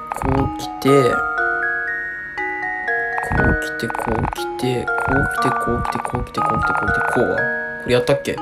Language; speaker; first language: Japanese; native; Japanese